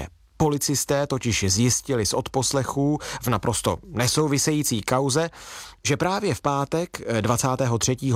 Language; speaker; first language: Czech; native; Czech